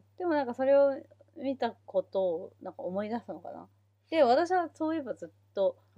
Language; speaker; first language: Japanese; native; Japanese